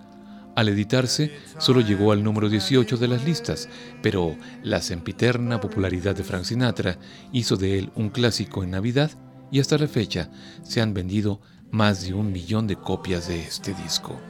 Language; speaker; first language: Spanish; native; Spanish